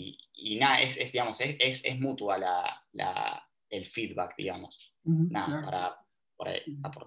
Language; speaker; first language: Spanish; native; Spanish